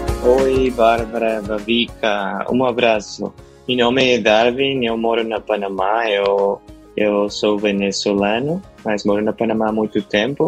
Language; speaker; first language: Portuguese; non-native, learner; Spanish